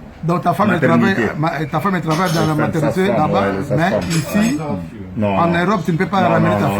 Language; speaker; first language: French; non-native, local second language; Lingala